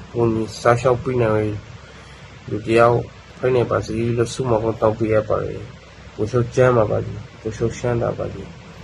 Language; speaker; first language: Burmese; native; Burmese